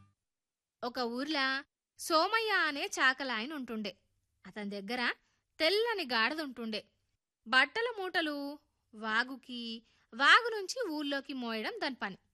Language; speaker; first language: Telugu; native; Telugu